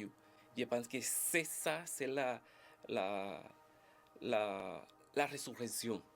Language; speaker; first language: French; non-native, learner; Spanish